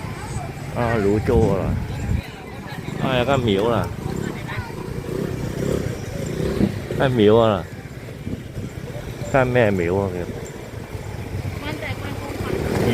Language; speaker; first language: Chinese; early bilingual, heritage; Cantonese